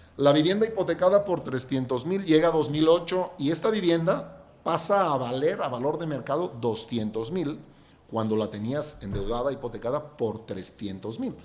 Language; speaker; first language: Spanish; non-native, local second language; Catalan